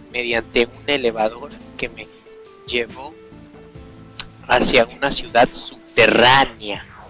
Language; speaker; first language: Spanish; native; Spanish